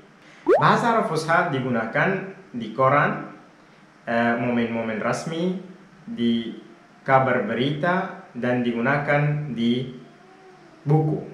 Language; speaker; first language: Indonesian; non-native, fluent; Arabic